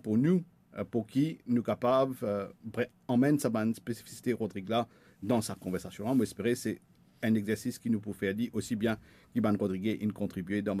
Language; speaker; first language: French; non-native, local second language; Morisyen